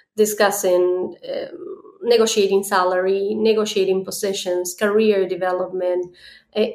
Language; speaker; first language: English; non-native, fluent; Spanish